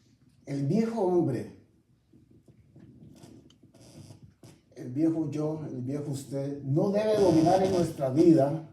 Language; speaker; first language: Spanish; native; Spanish